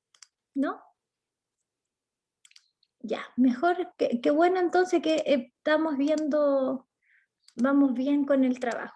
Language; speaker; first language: Spanish; native; Spanish